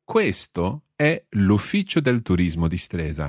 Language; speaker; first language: Italian; non-native, fluent; English